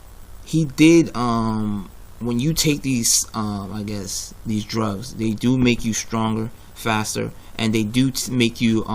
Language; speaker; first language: English; native; English